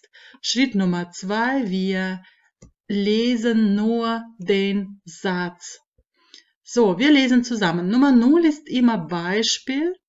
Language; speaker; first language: German; non-native, fluent; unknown